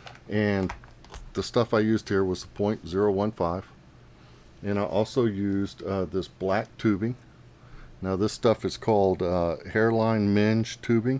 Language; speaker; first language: English; native; English